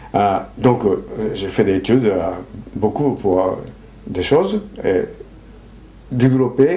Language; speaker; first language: French; non-native, fluent; Japanese